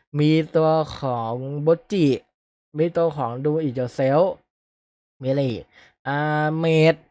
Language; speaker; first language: Thai; native; Thai